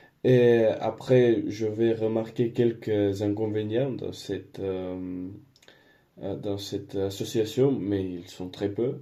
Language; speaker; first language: French; non-native, learner; Spanish